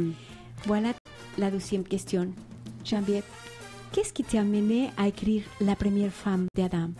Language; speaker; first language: French; non-native, fluent; Spanish